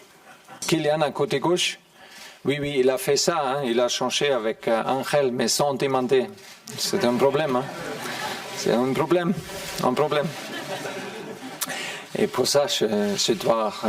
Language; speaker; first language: French; non-native, fluent; German